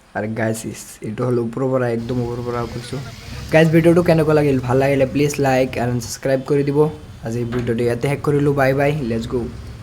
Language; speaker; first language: Assamese; non-native, local second language; Bangla